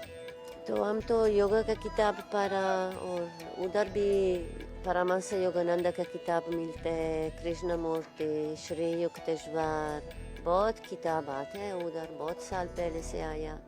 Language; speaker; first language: Hindi; non-native, learner; Spanish